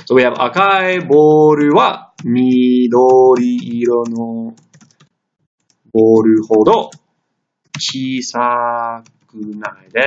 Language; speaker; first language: Japanese; non-native, fluent; English